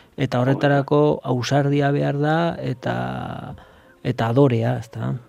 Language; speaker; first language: Basque; native; Basque